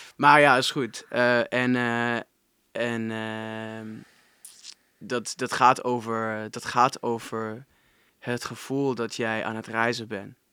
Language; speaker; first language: Dutch; non-native, fluent; English